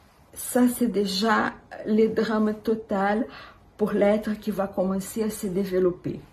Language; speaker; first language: French; non-native, fluent; Portuguese